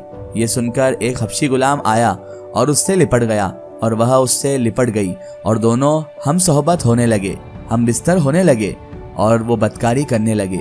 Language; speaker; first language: Hindi; native; Hindi